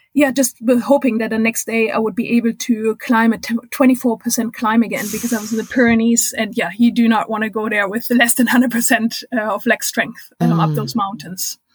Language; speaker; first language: English; non-native, fluent; German